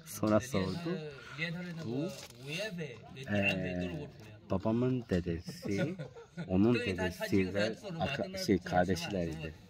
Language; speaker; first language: Turkish; non-native, learner; Chinese